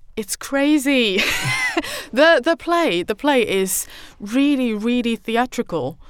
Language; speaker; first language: English; non-native, fluent; Chinese